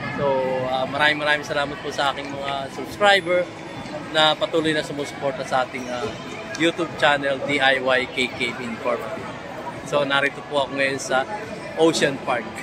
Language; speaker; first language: Filipino; native; Filipino